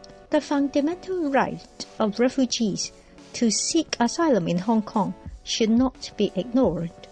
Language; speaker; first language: English; non-native, local second language; Cantonese